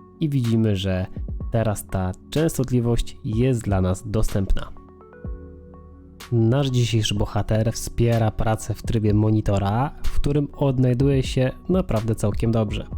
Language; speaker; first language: Polish; native; Polish